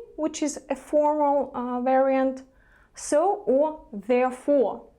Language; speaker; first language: English; non-native, fluent; Russian